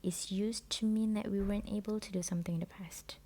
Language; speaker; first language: English; non-native, local second language; Malay